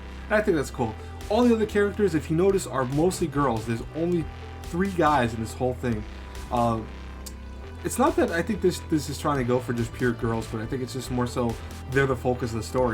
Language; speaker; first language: English; native; English